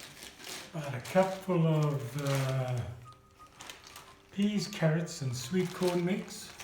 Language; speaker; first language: English; native; English